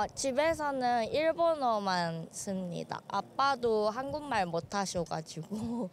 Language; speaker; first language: Korean; non-native, fluent; Japanese